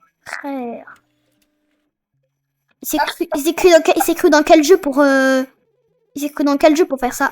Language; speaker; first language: French; native; French